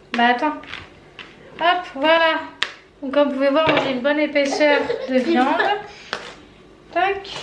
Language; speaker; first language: French; native; French